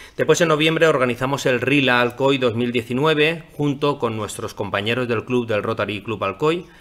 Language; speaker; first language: Spanish; non-native, local second language; Catalan